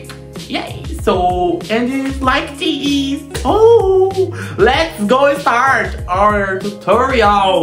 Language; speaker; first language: English; non-native, learner; Portuguese